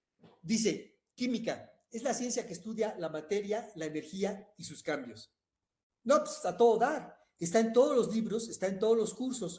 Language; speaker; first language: Spanish; native; Spanish